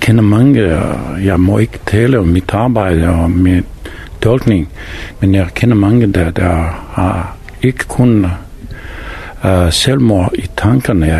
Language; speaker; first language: Danish; non-native, fluent; Bosnian